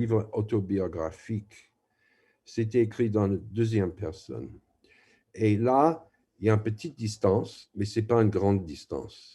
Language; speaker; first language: French; non-native, fluent; English